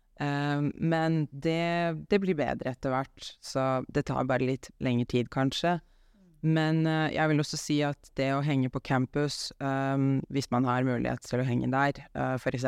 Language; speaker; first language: Norwegian; non-native, fluent; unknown